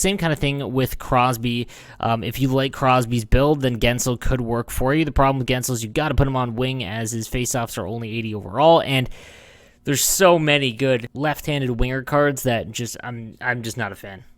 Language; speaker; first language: English; native; English